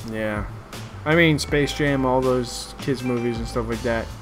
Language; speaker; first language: English; native; English